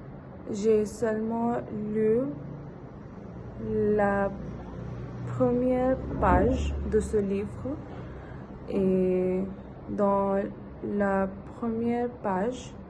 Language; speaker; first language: French; non-native, learner; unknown